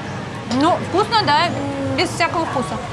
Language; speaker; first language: Russian; native; Russian